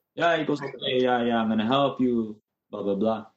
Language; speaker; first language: English; native; English